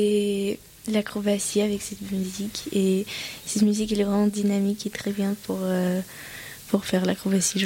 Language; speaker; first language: French; non-native, learner; Russian